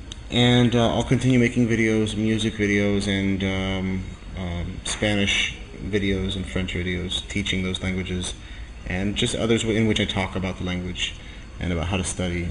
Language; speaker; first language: English; native; English